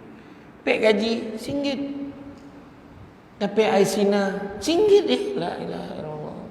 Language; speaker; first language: Malay; native; Malay